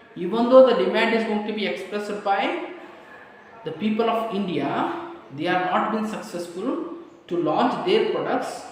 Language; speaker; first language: English; non-native, local second language; Kannada